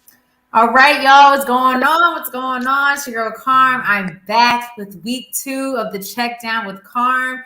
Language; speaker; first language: English; native; English